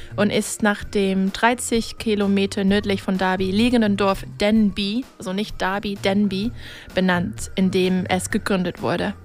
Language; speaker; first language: German; non-native, fluent; English